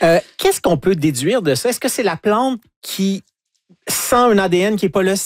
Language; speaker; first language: French; native; French